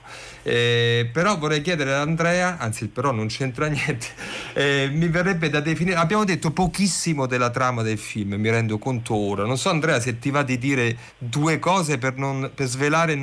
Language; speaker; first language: Italian; native; Italian